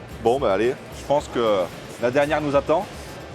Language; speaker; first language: French; native; French